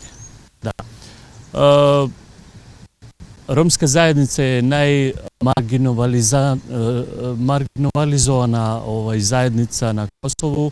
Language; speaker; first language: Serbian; non-native, local second language; Romany